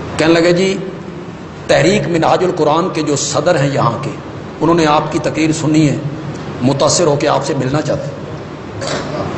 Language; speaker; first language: Urdu; non-native, local second language; Punjabi